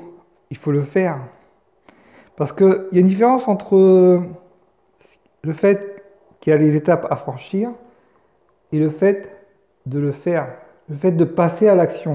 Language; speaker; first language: French; native; French